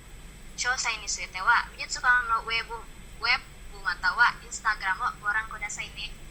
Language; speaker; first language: Japanese; non-native, learner; Indonesian